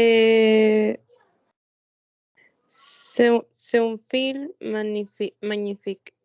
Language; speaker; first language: French; non-native, learner; Spanish